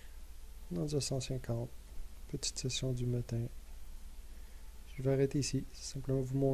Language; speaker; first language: French; native; French